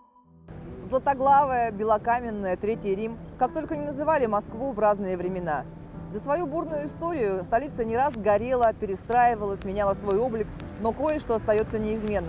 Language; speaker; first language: Russian; native; Russian